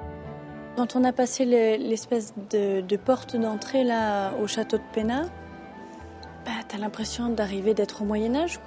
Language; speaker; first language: French; native; French